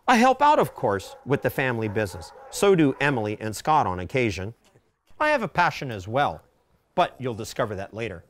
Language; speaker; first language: English; native; English